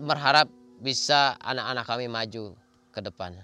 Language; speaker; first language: Indonesian; non-native, local second language; Balinese